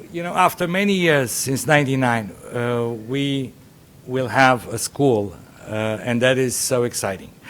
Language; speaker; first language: English; non-native, fluent; Romanian